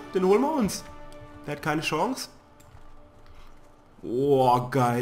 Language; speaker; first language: German; native; German